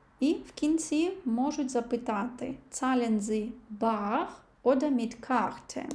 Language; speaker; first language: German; non-native, fluent; Ukrainian